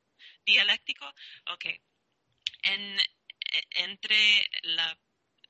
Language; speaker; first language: Spanish; non-native, learner; English